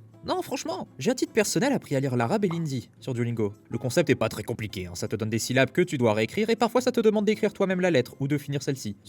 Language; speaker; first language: French; native; French